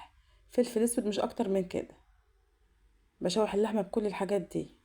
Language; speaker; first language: Arabic; native; Arabic